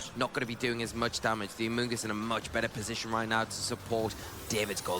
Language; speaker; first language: English; native; English